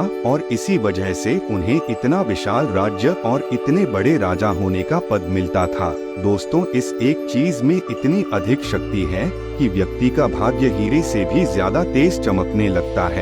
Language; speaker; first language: Hindi; native; Hindi